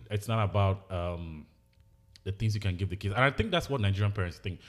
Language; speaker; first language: English; non-native, local second language; Igbo